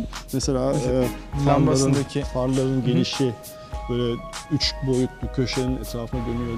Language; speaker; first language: Turkish; native; Turkish